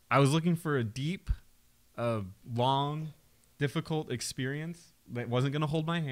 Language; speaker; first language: English; native; English